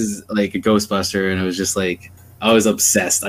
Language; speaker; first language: English; native; English